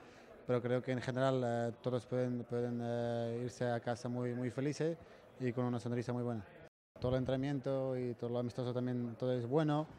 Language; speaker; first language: Spanish; non-native, fluent; Croatian